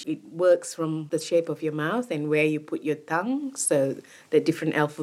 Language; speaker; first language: English; non-native, local second language; Tamil